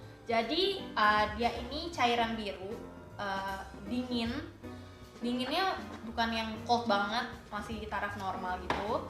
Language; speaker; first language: Indonesian; native; Indonesian